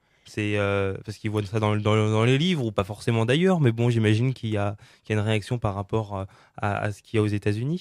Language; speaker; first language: French; native; French